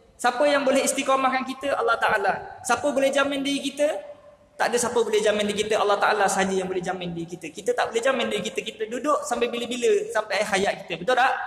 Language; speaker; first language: Malay; native; Malay